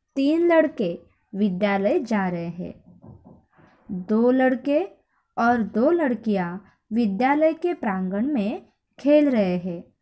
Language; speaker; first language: Hindi; non-native, local second language; Marathi